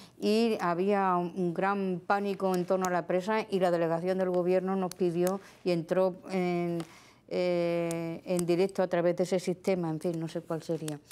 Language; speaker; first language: Spanish; native; Spanish